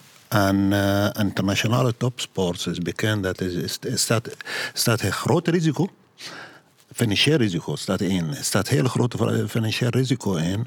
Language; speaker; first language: Dutch; non-native, learner; Arabic